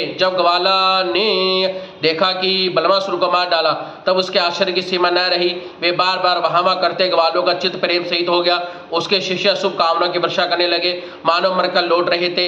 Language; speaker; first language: Hindi; native; Hindi